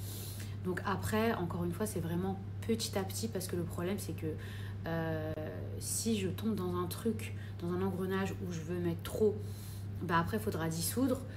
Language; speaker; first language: French; native; French